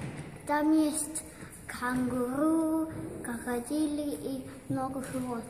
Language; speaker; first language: Russian; early bilingual, heritage; Russian